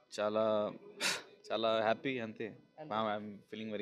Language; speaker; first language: Telugu; non-native, local second language; Hindi